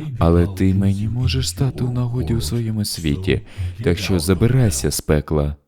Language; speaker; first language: Ukrainian; native; Ukrainian